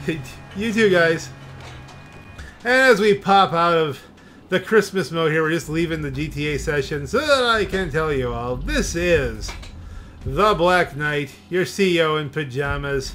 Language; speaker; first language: English; native; English